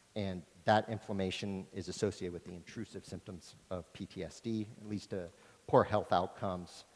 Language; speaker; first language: English; native; English